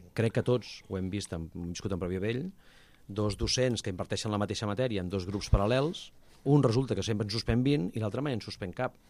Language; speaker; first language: Catalan; native; Catalan